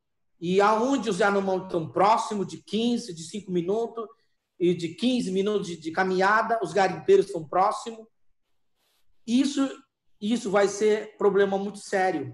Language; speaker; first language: Portuguese; non-native, local second language; Yanomámi